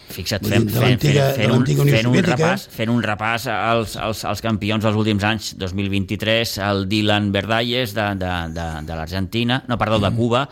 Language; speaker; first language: Catalan; native; Catalan